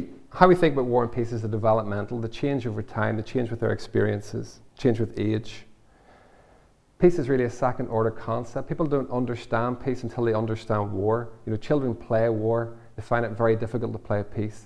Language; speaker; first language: English; native; English